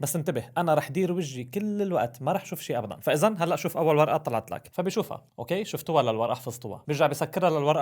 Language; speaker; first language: Arabic; native; Arabic